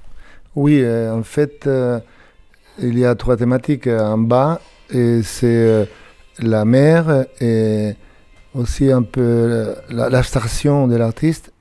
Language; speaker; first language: French; non-native, fluent; Spanish